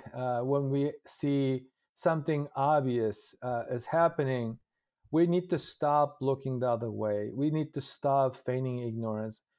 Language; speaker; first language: English; non-native, fluent; Uyghur